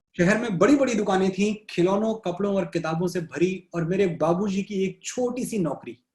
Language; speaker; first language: Hindi; native; Hindi